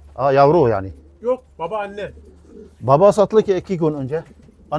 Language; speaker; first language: Turkish; non-native, learner; Arabic